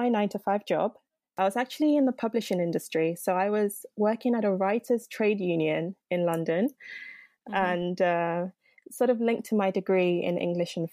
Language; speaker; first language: English; non-native, local second language; Yoruba